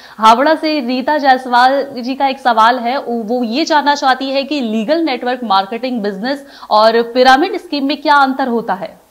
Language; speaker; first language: Hindi; native; Hindi